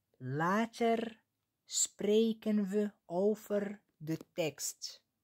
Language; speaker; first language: Dutch; non-native, fluent; Arabic